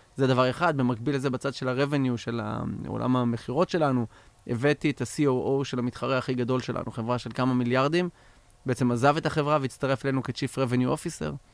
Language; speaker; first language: Hebrew; native; Hebrew